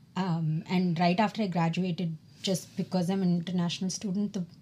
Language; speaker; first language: English; non-native, local second language; Tamil